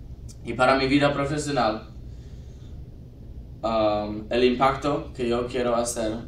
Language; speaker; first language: Spanish; non-native, learner; English